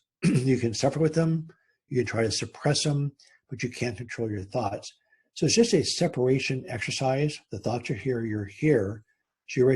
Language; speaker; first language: English; native; English